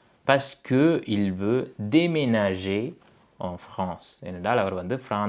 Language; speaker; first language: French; non-native, fluent; Tamil